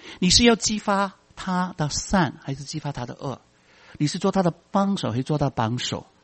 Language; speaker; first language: Chinese; non-native, local second language; Cantonese